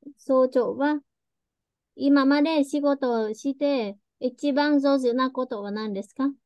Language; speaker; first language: Japanese; non-native, fluent; Vietnamese